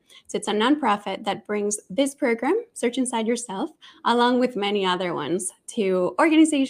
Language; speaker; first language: English; non-native, fluent; Spanish